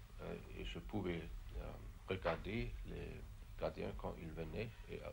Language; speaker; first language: French; non-native, fluent; German